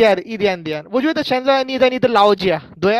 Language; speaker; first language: Chinese; non-native, learner; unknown